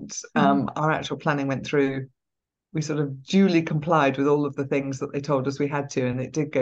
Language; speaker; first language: English; native; English